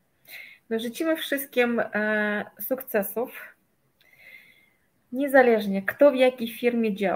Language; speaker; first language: Polish; non-native, fluent; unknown